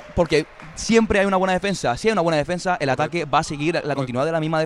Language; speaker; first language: Spanish; native; Spanish